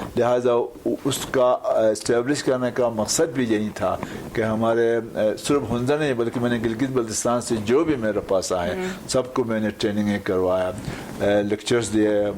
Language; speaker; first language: Urdu; non-native, local second language; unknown